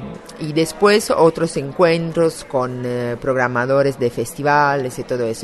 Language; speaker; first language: Spanish; non-native, fluent; Italian